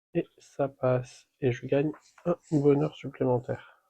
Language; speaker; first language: French; native; French